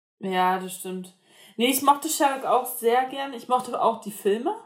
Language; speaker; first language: German; native; German